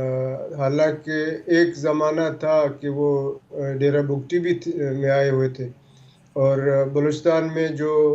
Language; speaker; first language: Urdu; non-native, local second language; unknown